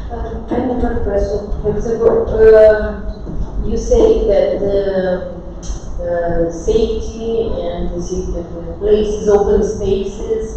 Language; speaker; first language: English; non-native, fluent; Portuguese